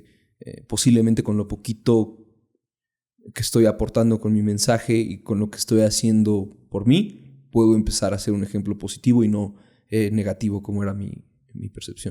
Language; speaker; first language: Spanish; native; Spanish